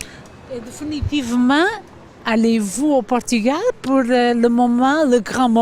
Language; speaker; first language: French; non-native, fluent; Portuguese